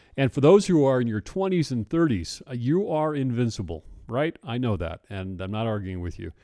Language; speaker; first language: English; native; English